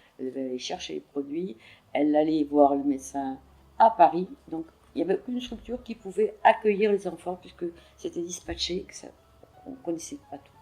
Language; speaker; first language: French; native; French